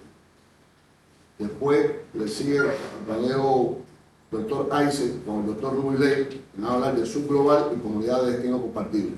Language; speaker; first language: Spanish; native; Spanish